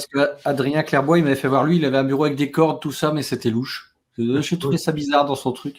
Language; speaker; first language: French; native; French